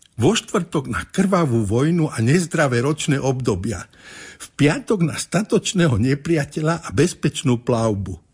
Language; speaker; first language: Slovak; native; Slovak